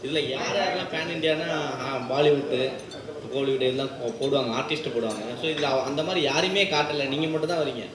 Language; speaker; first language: Tamil; native; Tamil